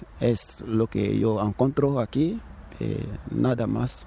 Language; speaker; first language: Spanish; non-native, learner; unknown